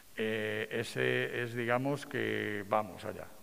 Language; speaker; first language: Spanish; non-native, local second language; Catalan